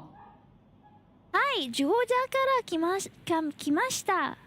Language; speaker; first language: Japanese; non-native, learner; English